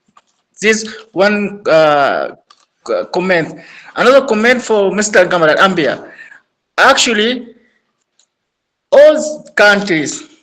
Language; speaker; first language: English; non-native, learner; Arabic